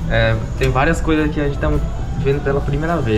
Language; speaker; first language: Portuguese; non-native, fluent; Korean